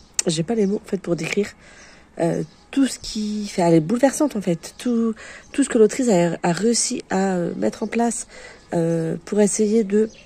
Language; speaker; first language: French; native; French